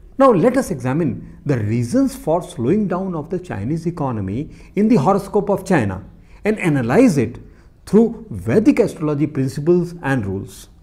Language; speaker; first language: English; non-native, local second language; Hindi